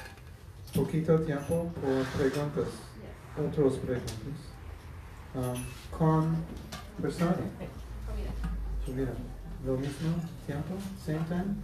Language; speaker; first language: Spanish; non-native, learner; English